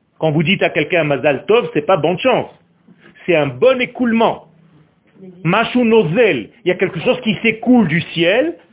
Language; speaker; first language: French; non-native, fluent; Hebrew